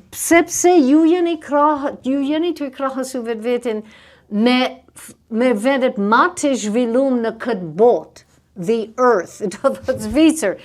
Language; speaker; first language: Albanian; non-native, fluent; English